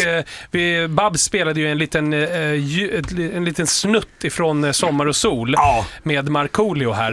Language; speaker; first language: Swedish; native; Swedish